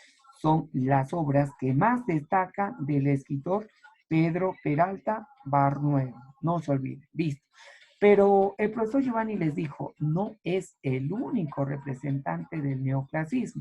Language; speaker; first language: Spanish; native; Spanish